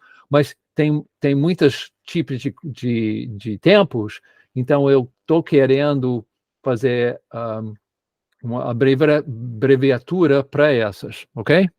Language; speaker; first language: Portuguese; non-native, fluent; English